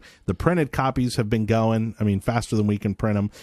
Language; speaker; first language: English; native; English